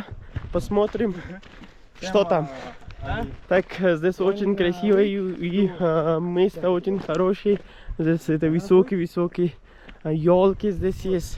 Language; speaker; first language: Russian; non-native, learner; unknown